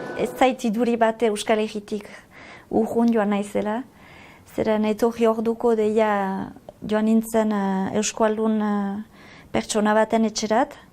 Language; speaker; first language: Basque; native; Basque